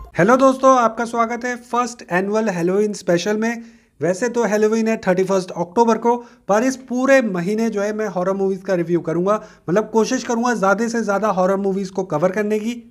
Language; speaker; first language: Hindi; native; Hindi